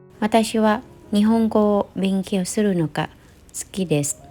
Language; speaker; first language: Japanese; non-native, learner; Thai